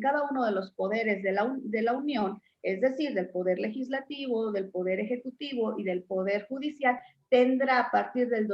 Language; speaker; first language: Spanish; native; Spanish